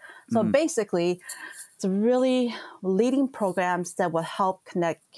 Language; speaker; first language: English; native; English